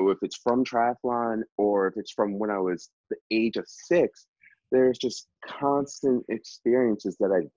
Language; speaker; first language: English; native; English